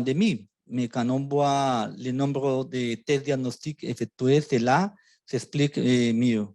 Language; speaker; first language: French; non-native, fluent; Spanish